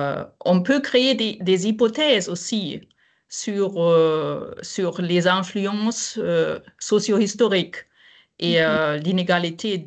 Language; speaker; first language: French; non-native, fluent; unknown